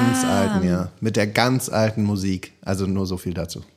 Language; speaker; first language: German; native; German